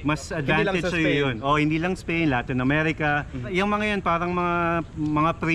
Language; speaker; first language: Filipino; native; Filipino